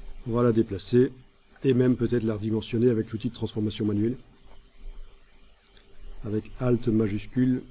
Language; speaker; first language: French; native; French